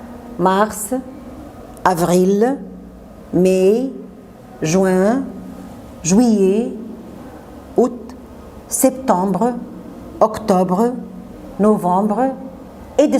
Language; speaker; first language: French; non-native, fluent; Arabic